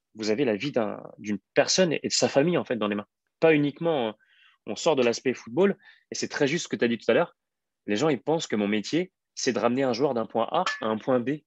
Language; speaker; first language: French; native; French